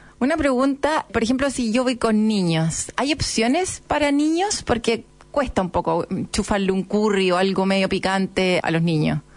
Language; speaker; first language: Spanish; native; Spanish